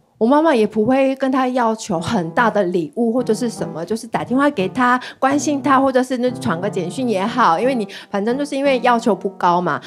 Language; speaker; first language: Chinese; non-native, fluent; Korean